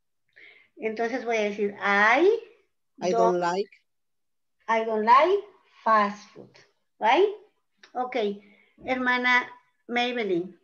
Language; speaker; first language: English; non-native, fluent; Spanish